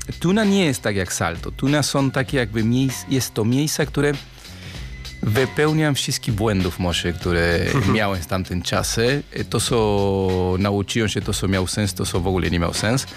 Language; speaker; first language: Polish; non-native, learner; Spanish